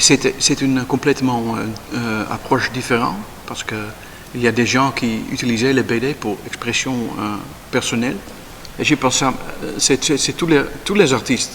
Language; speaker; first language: French; non-native, learner; Dutch